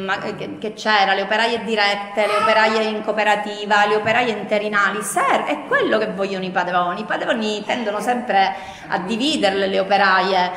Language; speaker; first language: Italian; native; Italian